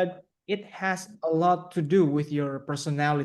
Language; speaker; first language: English; non-native, fluent; Indonesian